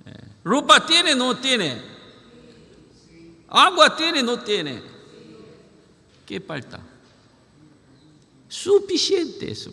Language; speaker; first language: Spanish; non-native, learner; Korean